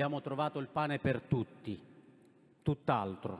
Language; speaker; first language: Italian; non-native, fluent; Romanian